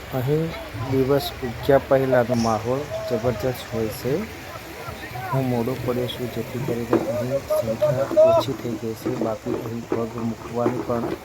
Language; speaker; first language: Gujarati; non-native, local second language; Bhili